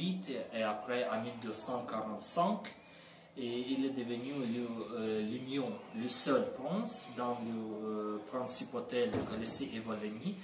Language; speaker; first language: French; non-native, learner; Ukrainian